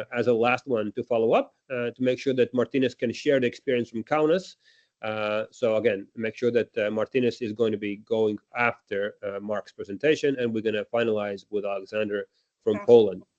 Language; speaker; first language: English; non-native, fluent; Latvian